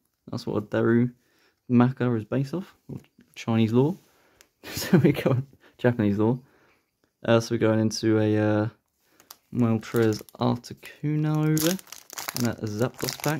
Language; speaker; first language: English; native; English